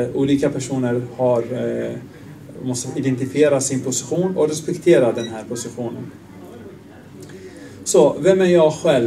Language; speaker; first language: Swedish; non-native, fluent; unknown